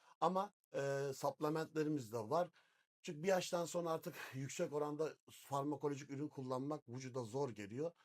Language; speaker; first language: Turkish; native; Turkish